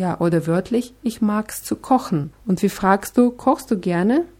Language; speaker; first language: German; non-native, fluent; Russian